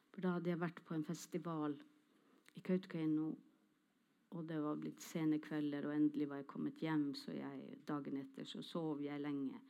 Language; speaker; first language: Norwegian; non-native, local second language; Northern Sami